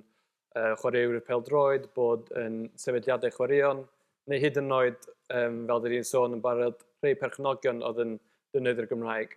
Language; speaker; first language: Welsh; native; Welsh